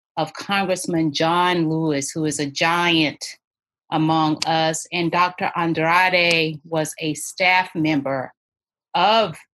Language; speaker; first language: English; native; English